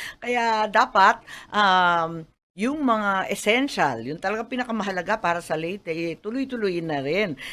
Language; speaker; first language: Filipino; native; Filipino